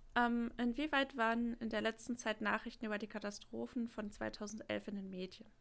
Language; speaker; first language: German; native; German